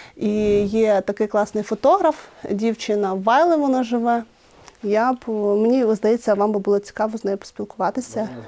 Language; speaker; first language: Ukrainian; native; Ukrainian